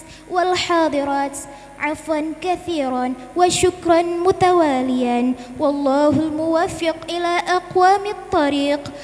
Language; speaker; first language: Arabic; non-native, learner; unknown